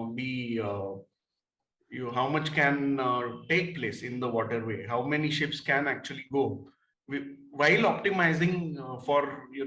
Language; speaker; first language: English; non-native, local second language; Hindi